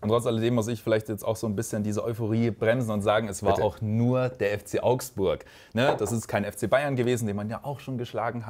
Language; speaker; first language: German; native; German